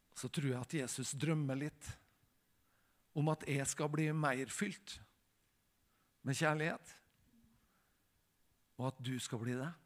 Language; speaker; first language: Norwegian; native; Norwegian